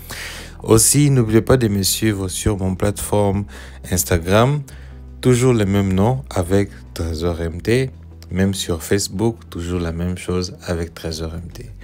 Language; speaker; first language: French; non-native, local second language; Lingala